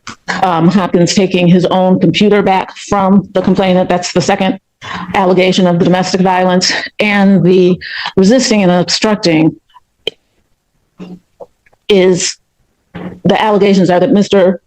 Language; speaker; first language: English; native; English